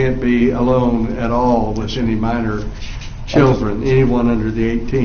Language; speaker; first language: English; native; English